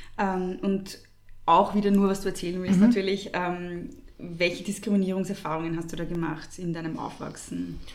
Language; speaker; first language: German; native; German